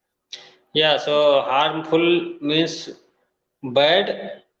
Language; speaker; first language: English; non-native, fluent; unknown